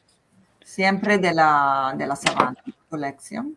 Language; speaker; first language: Spanish; non-native, fluent; Italian